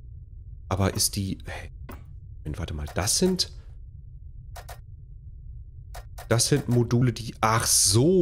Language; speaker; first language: German; native; German